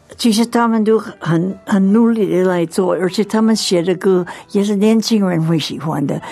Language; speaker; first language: Chinese; non-native, fluent; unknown